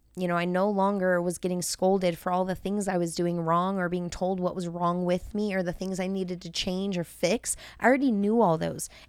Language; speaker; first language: English; native; English